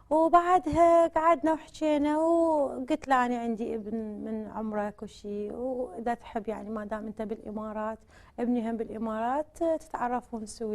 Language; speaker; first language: Arabic; native; Arabic